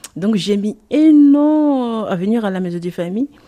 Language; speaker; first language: French; non-native, local second language; Comorian